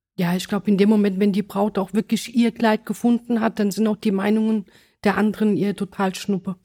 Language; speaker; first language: German; early bilingual, other home language; Italian